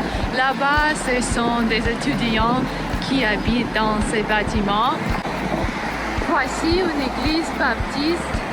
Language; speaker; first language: French; non-native, learner; English